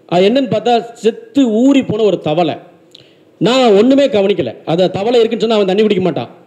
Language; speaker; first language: Tamil; native; Tamil